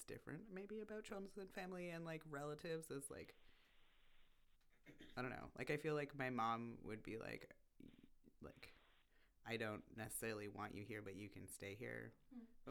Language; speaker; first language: English; native; English